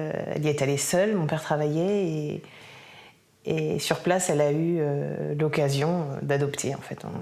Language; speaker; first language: French; native; French